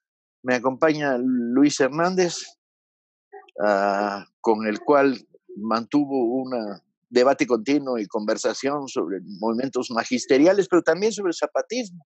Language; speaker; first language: Spanish; native; Spanish